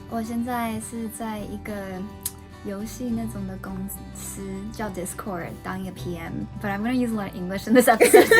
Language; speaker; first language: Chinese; early bilingual, heritage; Chinese